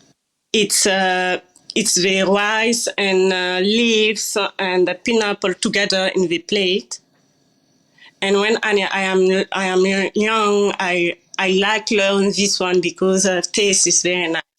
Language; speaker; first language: English; non-native, learner; French